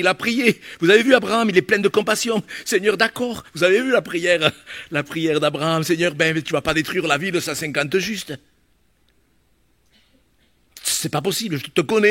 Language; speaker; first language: French; native; French